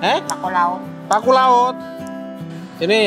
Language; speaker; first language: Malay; non-native, local second language; Javanese